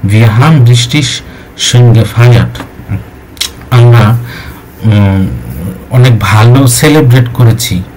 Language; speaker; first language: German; non-native, fluent; Bangla